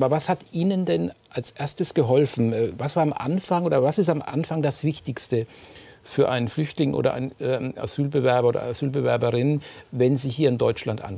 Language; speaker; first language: German; native; German